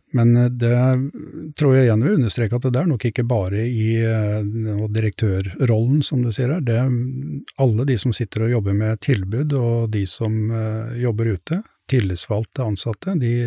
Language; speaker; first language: Norwegian; native; Norwegian